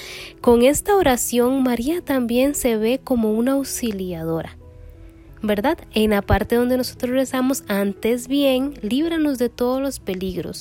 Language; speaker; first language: Spanish; native; Spanish